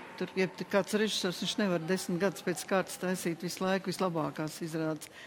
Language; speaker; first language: Latvian; native; Latvian